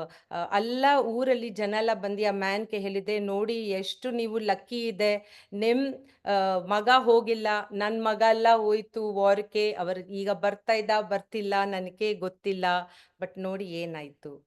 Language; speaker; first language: Kannada; non-native, learner; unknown